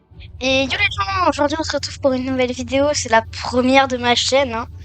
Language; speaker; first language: French; native; French